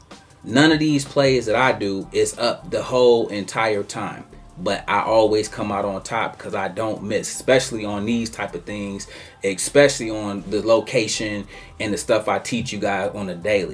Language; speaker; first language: English; native; English